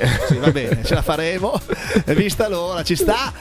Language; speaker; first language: Italian; native; Italian